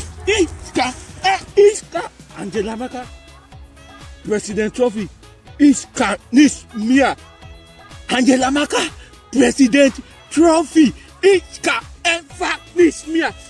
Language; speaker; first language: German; non-native, learner; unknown